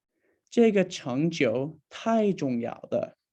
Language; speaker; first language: Chinese; non-native, learner; English